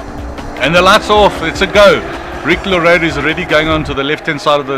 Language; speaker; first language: English; native; English